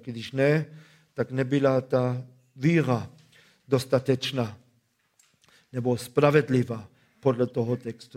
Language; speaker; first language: Czech; non-native, fluent; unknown